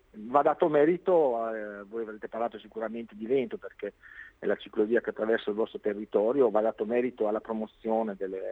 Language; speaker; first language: Italian; native; Italian